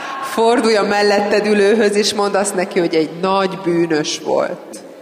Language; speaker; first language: Hungarian; native; Hungarian